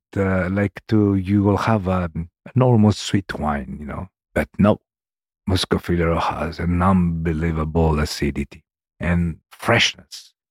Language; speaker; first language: English; non-native, learner; Greek